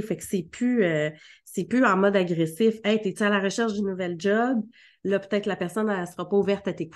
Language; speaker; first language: French; native; French